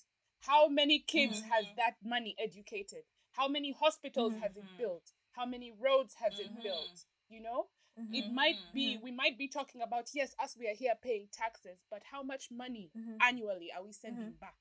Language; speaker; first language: English; non-native, local second language; Ganda